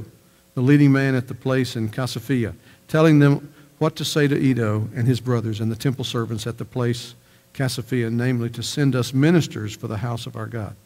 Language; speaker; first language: English; native; English